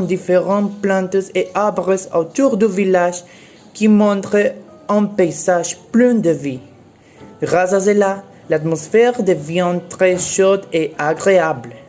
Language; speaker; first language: French; non-native, learner; Spanish